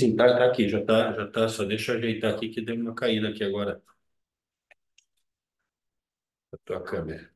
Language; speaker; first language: Portuguese; native; Portuguese